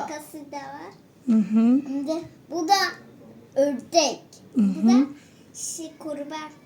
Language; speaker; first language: Turkish; early bilingual, heritage; Turkish